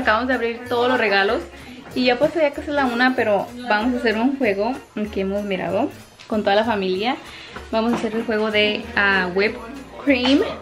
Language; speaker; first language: Spanish; early bilingual, heritage; Spanish